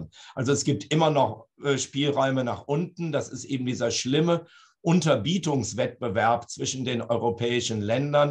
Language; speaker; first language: German; native; German